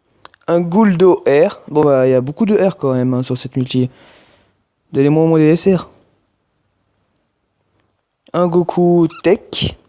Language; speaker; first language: French; native; French